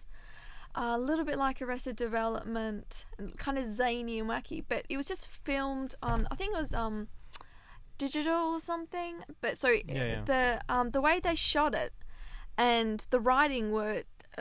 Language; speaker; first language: English; native; English